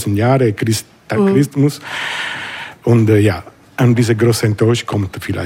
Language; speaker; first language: German; non-native, learner; Italian